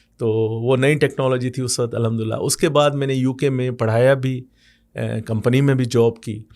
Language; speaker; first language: Urdu; non-native, local second language; Sindhi